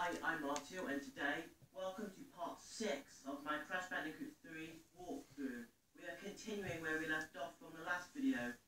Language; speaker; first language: English; native; English